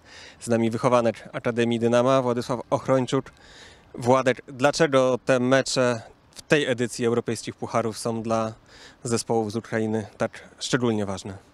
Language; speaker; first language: Polish; native; Polish